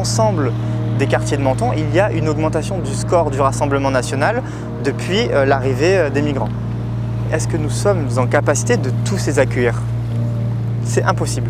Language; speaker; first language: French; native; French